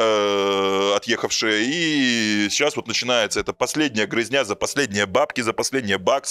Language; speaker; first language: Russian; native; Russian